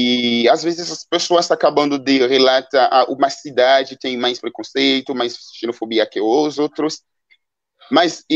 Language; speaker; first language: Portuguese; non-native, fluent; Haitian Creole